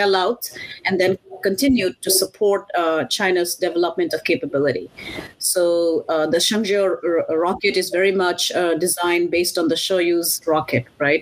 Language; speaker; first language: English; non-native, local second language; Assamese